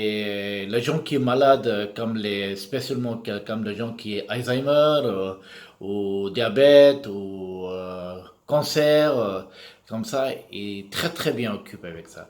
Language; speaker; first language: French; non-native, learner; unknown